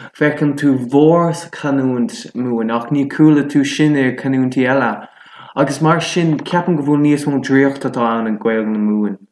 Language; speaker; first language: Irish; non-native, local second language; English